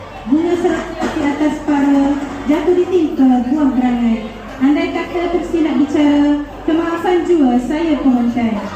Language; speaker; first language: Malay; native; Malay